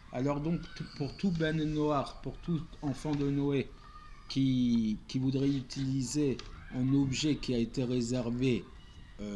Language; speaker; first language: French; native; French